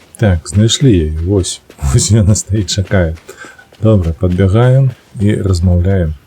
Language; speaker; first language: Belarusian; native; Belarusian